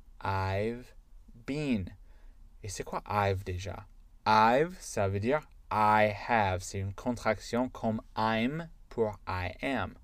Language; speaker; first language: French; non-native, fluent; English